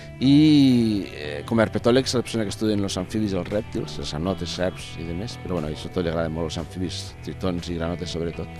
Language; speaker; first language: Catalan; native; Catalan